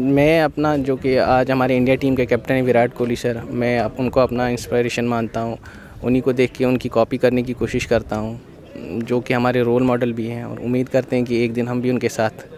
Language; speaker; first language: Hindi; native; Hindi